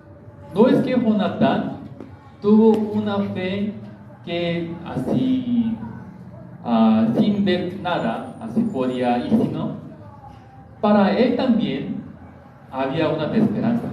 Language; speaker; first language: Spanish; non-native, learner; Korean